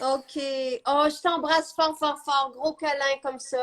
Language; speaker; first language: French; native; French